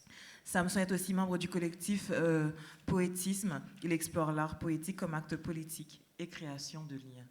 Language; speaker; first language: French; non-native, local second language; Haitian Creole